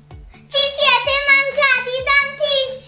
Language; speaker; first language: Italian; early bilingual, other home language; Arabic